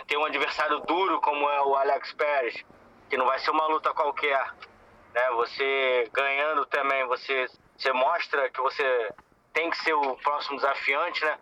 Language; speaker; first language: Portuguese; native; Portuguese